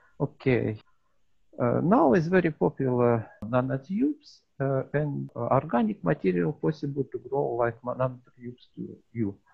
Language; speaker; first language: English; non-native, learner; Russian